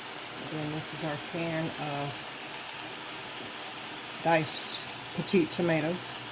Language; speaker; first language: English; native; English